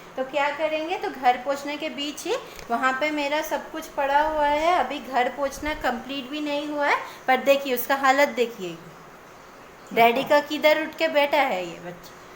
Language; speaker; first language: Hindi; non-native, local second language; Bangla